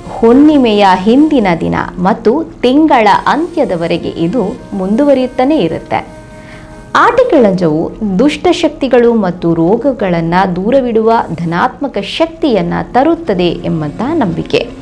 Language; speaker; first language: Kannada; non-native, local second language; Tulu